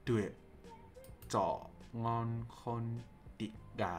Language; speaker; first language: Vietnamese; non-native, learner; English